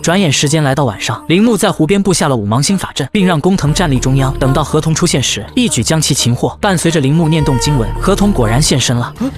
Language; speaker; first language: Chinese; native; Chinese